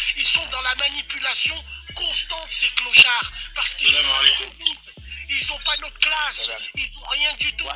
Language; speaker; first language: French; early bilingual, other home language; Arabic